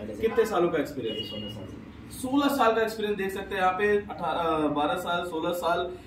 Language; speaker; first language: Hindi; native; Hindi